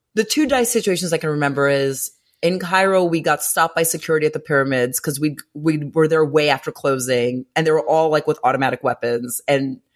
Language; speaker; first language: English; early bilingual, other home language; Greek